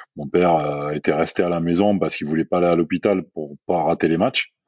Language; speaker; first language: French; native; French